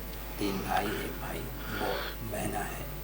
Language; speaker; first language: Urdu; early bilingual, heritage; Bangla